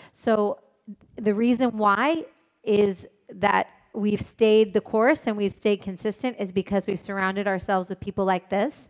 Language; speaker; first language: English; native; English